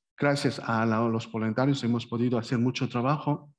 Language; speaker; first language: Spanish; non-native, fluent; Arabic